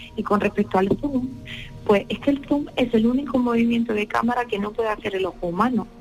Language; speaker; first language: Spanish; native; Spanish